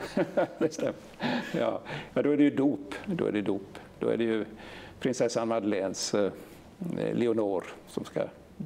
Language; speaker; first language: Swedish; native; Swedish